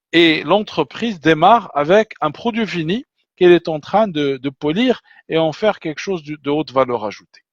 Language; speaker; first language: French; non-native, local second language; Arabic